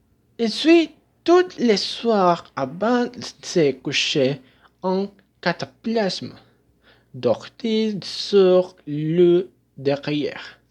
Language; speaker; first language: French; non-native, learner; Spanish